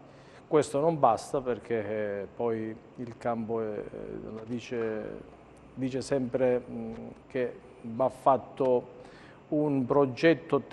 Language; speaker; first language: Italian; native; Italian